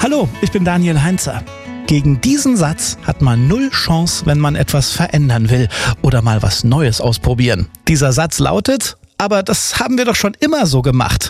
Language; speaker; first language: German; native; German